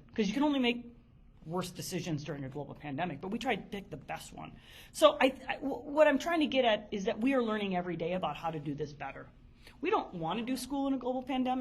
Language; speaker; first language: English; native; English